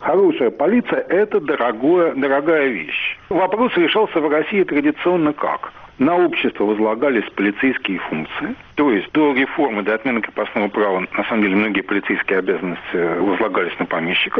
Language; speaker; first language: Russian; native; Russian